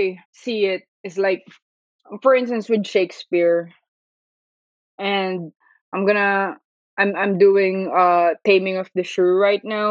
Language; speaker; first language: English; non-native, local second language; Filipino